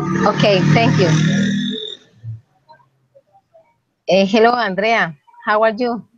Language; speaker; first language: English; non-native, learner; Spanish